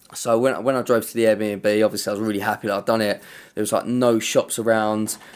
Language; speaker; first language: English; native; English